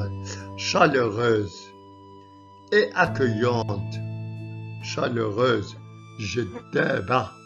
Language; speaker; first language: French; non-native, local second language; Arabic